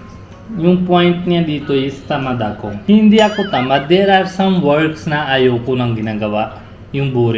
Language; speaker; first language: Filipino; non-native, learner; Hindi